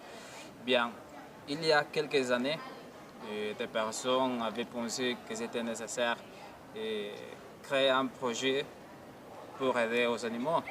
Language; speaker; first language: French; non-native, learner; Spanish